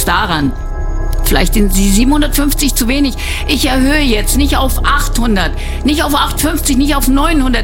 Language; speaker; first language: German; native; German